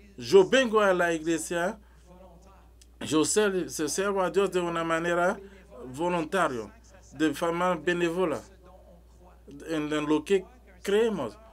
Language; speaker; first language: Spanish; non-native, learner; French